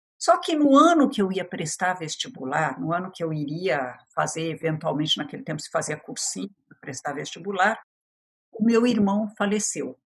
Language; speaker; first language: Portuguese; early bilingual, other home language; French